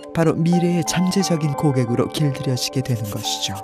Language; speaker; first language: Korean; native; Korean